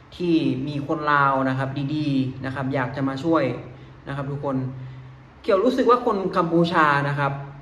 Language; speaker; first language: Thai; native; Thai